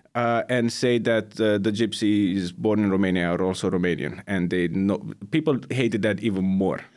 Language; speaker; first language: English; non-native, fluent; Romanian